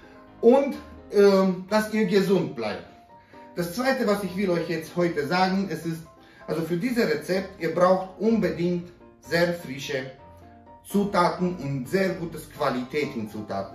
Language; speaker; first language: German; non-native, fluent; Romanian